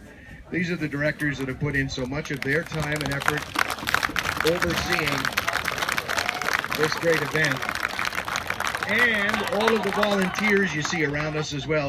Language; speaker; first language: English; native; English